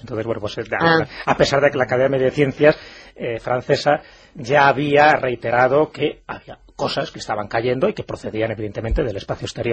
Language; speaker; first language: Spanish; native; Spanish